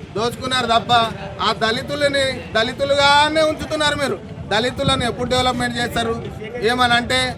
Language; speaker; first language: Telugu; native; Telugu